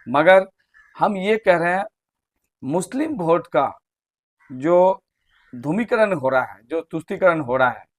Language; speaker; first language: Hindi; non-native, local second language; Bangla